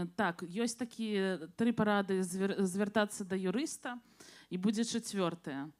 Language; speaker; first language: Belarusian; non-native, local second language; Russian